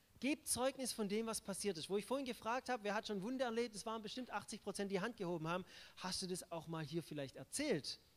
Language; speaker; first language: German; native; German